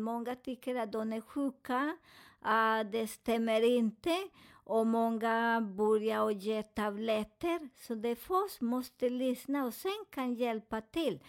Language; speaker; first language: Swedish; non-native, learner; Spanish